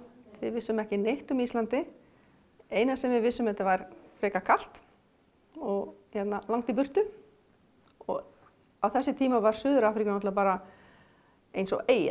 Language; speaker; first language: Icelandic; non-native, fluent; Afrikaans